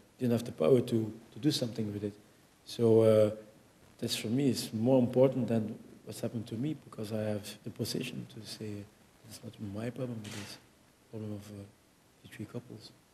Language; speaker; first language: English; non-native, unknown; Dutch